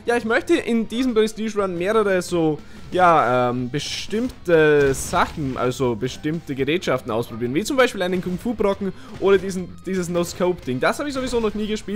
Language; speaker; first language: German; native; German